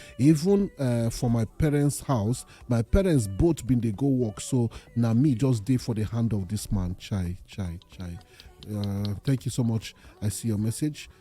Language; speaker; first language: Nigerian Pidgin; native; Nigerian Pidgin